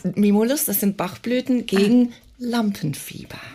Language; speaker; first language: German; early bilingual, other home language; English